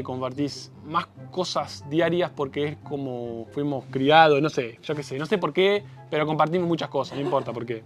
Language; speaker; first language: Spanish; native; Spanish